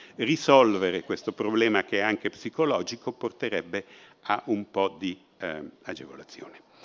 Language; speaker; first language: Italian; native; Italian